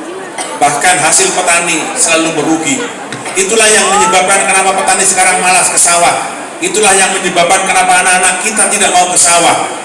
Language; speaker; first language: Indonesian; native; Indonesian